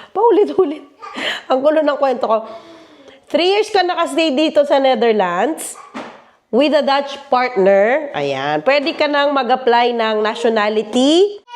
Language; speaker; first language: Filipino; native; Filipino